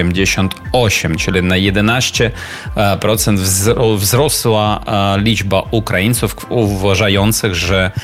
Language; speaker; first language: Polish; non-native, learner; Ukrainian